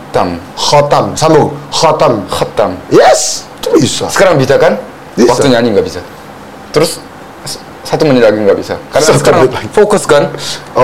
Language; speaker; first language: Indonesian; non-native, fluent; Korean